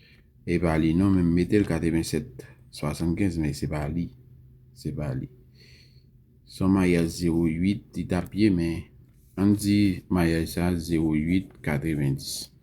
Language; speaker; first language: French; non-native, learner; Haitian Creole